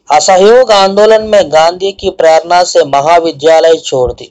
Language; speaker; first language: Hindi; non-native, local second language; Telugu